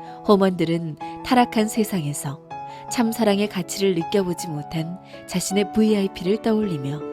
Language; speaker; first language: Korean; native; Korean